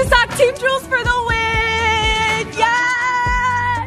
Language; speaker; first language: English; native; English